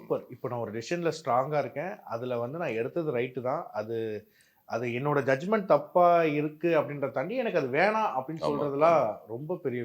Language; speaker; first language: Tamil; native; Tamil